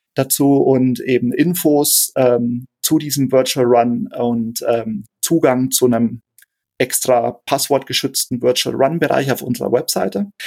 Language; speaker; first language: German; native; German